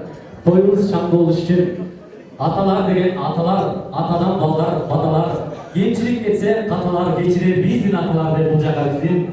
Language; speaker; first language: Kyrgyz; native; Kyrgyz